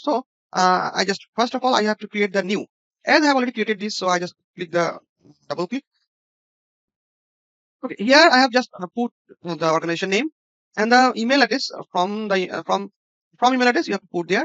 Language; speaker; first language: English; non-native, local second language; Bangla